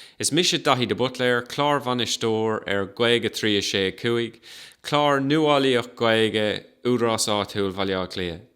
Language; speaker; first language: Irish; non-native, local second language; English